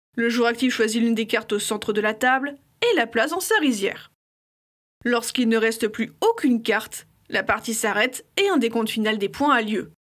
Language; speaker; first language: French; native; French